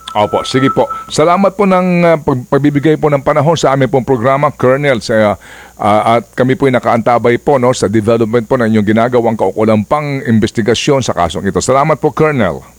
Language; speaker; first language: Filipino; non-native, local second language; Cebuano